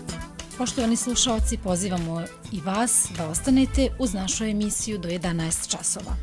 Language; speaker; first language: Croatian; native; Croatian